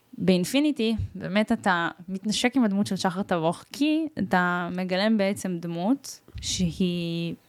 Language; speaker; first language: Hebrew; early bilingual, other home language; Russian